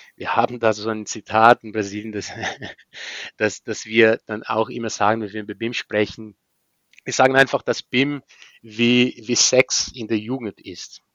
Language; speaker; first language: German; non-native, fluent; Portuguese